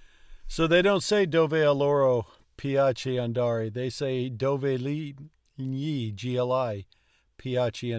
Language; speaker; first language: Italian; non-native, learner; English